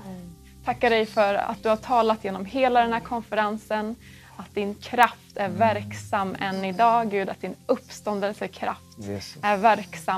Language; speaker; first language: Swedish; native; Swedish